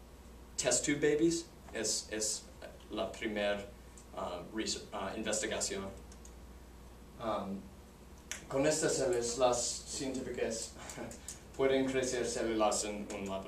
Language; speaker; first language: Spanish; non-native, learner; English